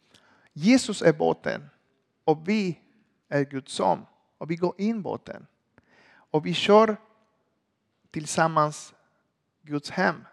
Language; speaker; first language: Swedish; non-native, learner; Spanish